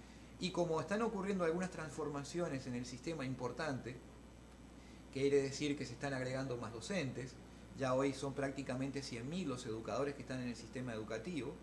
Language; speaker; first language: Spanish; native; Spanish